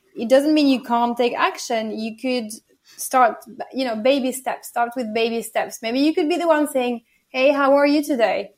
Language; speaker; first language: English; non-native, fluent; French